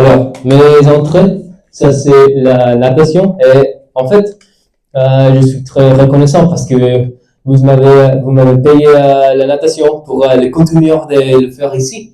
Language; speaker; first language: French; non-native, learner; Spanish